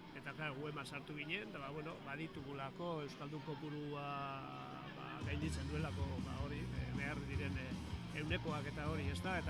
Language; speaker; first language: Basque; native; Basque